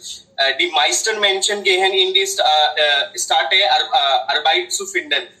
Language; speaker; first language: German; non-native, learner; Hindi